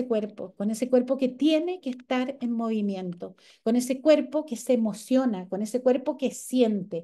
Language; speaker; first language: Spanish; native; Spanish